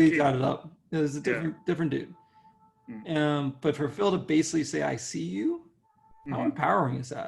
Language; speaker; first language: English; native; English